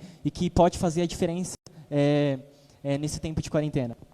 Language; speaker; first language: Portuguese; native; Portuguese